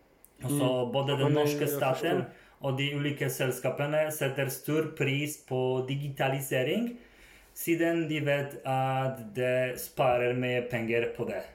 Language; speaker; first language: Swedish; non-native, fluent; Polish